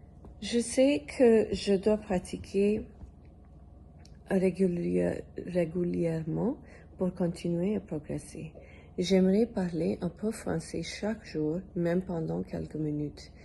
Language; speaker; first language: French; non-native, learner; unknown